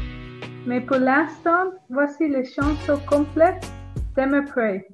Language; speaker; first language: French; non-native, learner; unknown